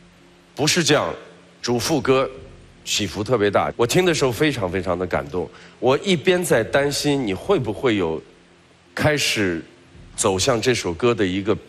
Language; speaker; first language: Chinese; native; Chinese